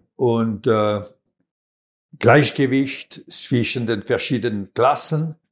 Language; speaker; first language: German; non-native, local second language; French